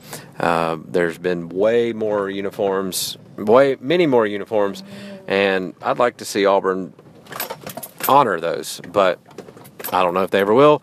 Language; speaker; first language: English; native; English